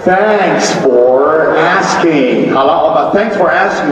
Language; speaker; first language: English; non-native, fluent; Chinese